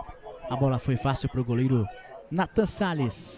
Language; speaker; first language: Portuguese; native; Portuguese